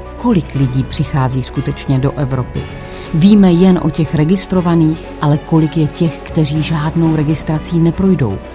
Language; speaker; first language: Czech; native; Czech